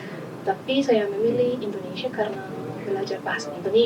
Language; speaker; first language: Indonesian; non-native, learner; Malagasy